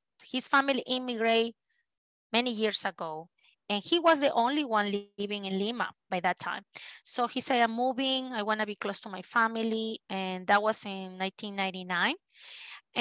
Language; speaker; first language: English; non-native, fluent; Spanish